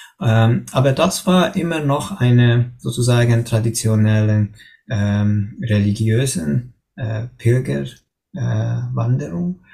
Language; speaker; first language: German; non-native, learner; Hungarian